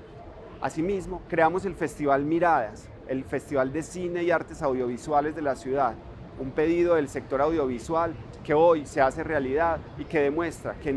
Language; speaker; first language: Spanish; native; Spanish